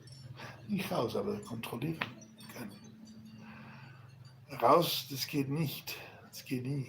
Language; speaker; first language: German; non-native, learner; Spanish